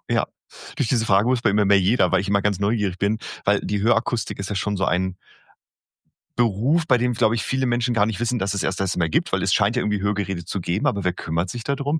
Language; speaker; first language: German; native; German